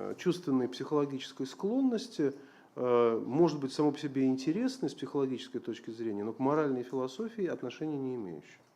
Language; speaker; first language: Russian; native; Russian